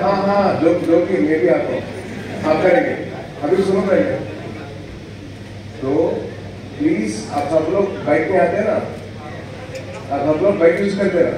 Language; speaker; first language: Hindi; non-native, local second language; Telugu